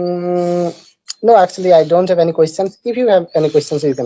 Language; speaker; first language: English; non-native, learner; Bangla